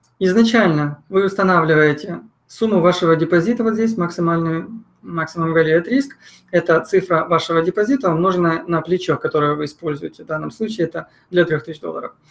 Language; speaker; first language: Russian; native; Russian